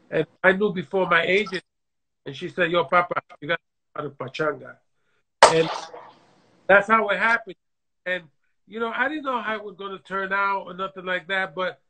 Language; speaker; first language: English; native; English